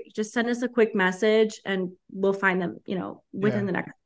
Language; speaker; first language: English; early bilingual, heritage; Spanish